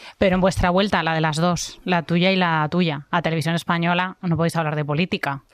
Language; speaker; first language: Spanish; native; Spanish